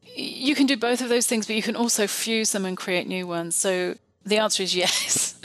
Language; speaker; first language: English; native; English